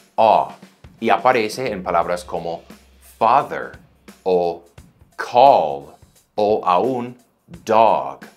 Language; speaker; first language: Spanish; non-native, fluent; English